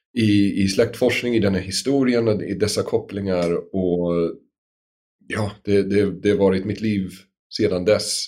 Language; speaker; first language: Swedish; non-native, fluent; English